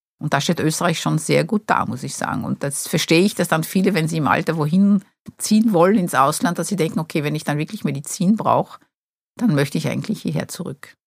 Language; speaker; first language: German; non-native, fluent; Portuguese